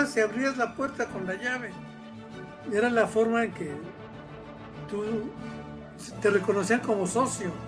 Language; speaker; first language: Spanish; native; Spanish